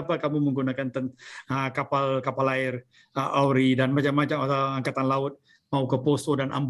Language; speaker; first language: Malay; non-native, local second language; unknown